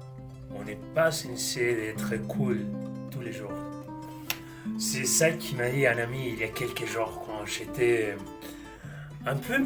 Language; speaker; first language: French; non-native, fluent; Spanish